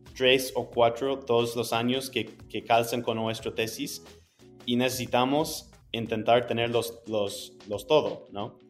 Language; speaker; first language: Spanish; non-native, fluent; English